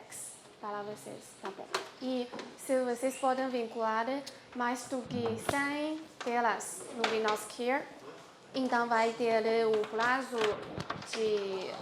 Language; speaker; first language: Portuguese; non-native, learner; Chinese